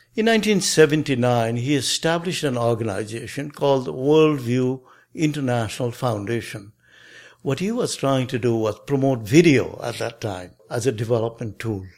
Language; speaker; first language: English; non-native, local second language; Nepali